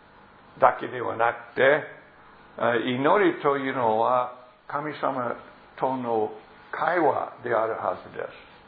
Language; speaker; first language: Japanese; non-native, fluent; English